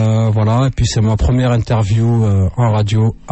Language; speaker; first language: French; native; French